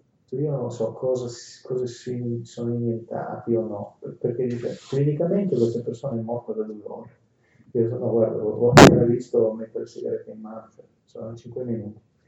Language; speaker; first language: Italian; non-native, fluent; Russian